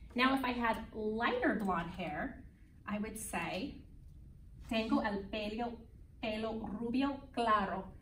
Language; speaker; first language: English; native; English